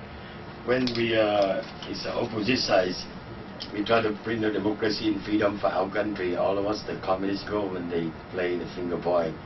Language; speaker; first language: English; non-native, learner; Vietnamese